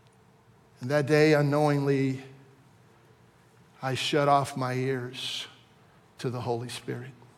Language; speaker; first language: English; native; English